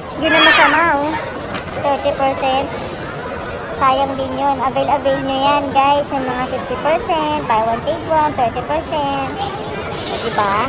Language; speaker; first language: Filipino; native; Filipino